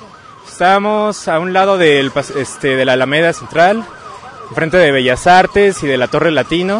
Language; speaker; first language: Spanish; native; Spanish